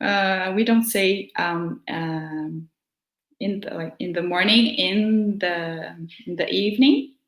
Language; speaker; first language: English; non-native, fluent; Portuguese